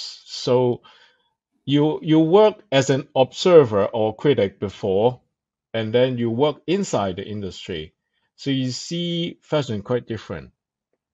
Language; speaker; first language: English; non-native, local second language; Cantonese